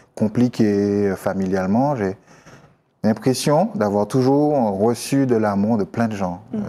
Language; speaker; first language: French; native; French